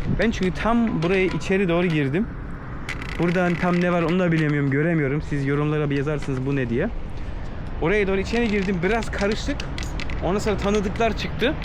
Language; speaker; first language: Turkish; early bilingual, heritage; Turkish